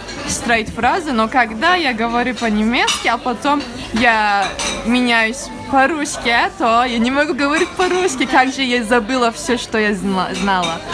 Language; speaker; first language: Russian; non-native, learner; Turkish